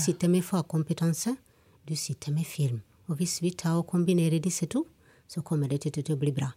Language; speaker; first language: Norwegian; non-native, fluent; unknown